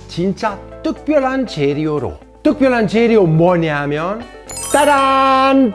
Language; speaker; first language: Korean; non-native, fluent; Italian